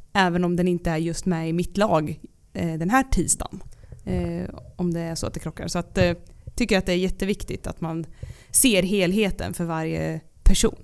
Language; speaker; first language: Swedish; native; Swedish